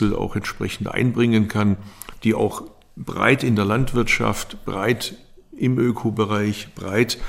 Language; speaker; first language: German; native; German